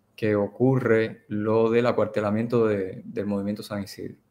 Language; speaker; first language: Spanish; native; Spanish